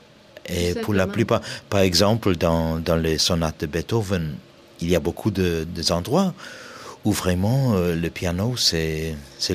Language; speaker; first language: French; non-native, fluent; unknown